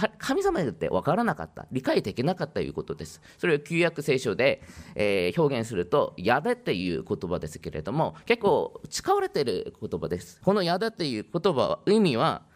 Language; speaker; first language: Japanese; non-native, fluent; Korean